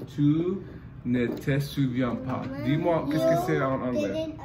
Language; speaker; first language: French; non-native, learner; Filipino